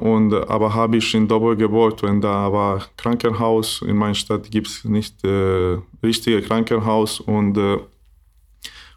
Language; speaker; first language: German; non-native, learner; Bosnian